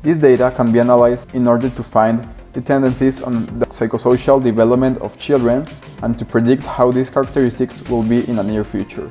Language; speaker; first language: English; non-native, local second language; Spanish